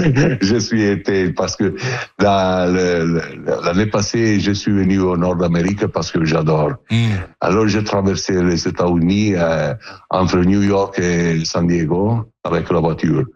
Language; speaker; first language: French; non-native, learner; Italian